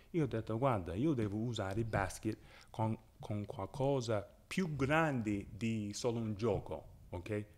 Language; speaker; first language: Italian; non-native, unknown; English